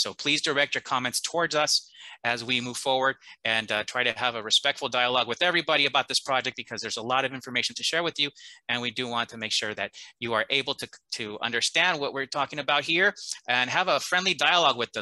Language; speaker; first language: English; early bilingual, other home language; Spanish